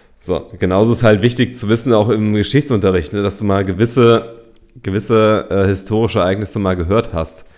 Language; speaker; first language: German; native; German